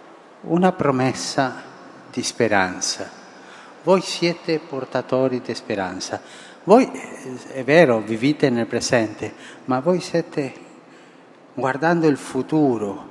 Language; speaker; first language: Italian; non-native, fluent; Spanish